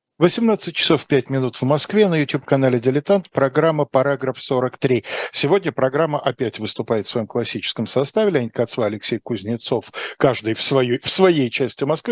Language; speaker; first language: Russian; native; Russian